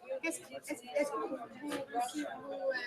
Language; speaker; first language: French; non-native, learner; Ukrainian